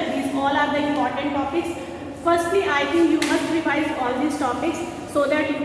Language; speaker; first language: English; non-native, local second language; Hindi